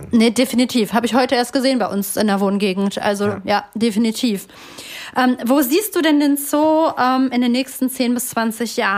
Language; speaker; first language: German; native; German